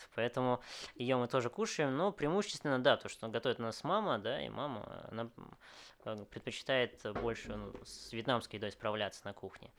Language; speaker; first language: Russian; early bilingual, other home language; Vietnamese